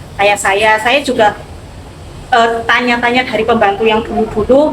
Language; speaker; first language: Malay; non-native, local second language; Javanese